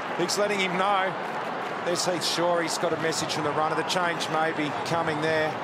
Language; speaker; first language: English; native; English